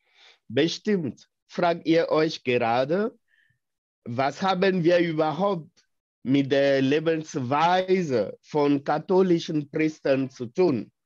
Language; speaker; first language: German; non-native, fluent; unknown